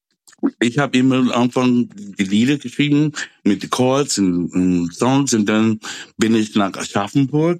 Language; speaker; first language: German; non-native, fluent; English